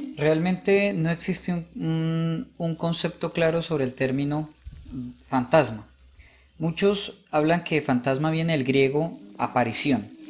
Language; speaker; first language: Spanish; native; Spanish